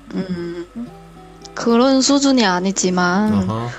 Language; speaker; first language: Korean; early bilingual, heritage; Korean